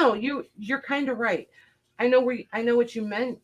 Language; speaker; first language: English; native; English